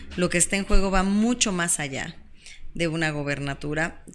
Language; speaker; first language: Spanish; native; Spanish